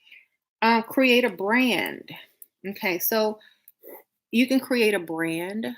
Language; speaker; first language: English; native; English